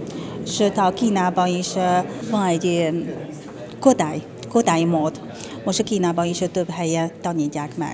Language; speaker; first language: Hungarian; non-native, learner; Chinese